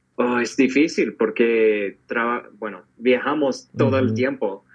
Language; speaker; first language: Spanish; non-native, fluent; English